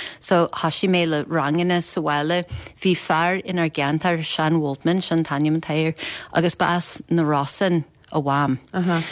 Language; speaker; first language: Irish; non-native, fluent; English